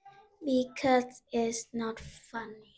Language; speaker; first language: English; non-native, learner; Vietnamese